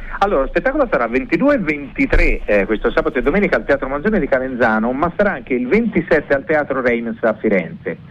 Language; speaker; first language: Italian; native; Italian